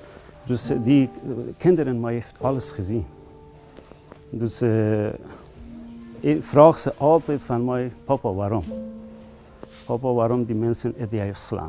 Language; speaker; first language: Dutch; non-native, learner; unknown